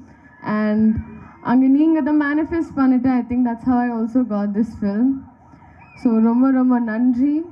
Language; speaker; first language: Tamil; non-native, learner; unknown